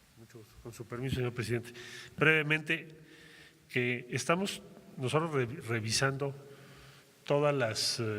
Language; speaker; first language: Spanish; native; Spanish